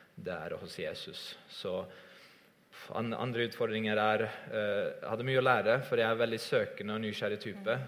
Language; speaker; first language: Norwegian; early bilingual, other home language; Estonian